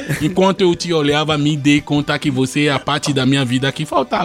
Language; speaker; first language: Portuguese; non-native, fluent; Fon